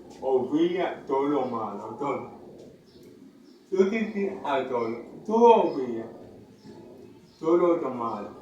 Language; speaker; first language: Spanish; non-native, learner; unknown